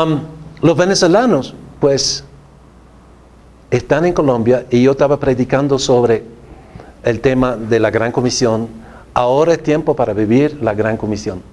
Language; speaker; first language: Spanish; non-native, fluent; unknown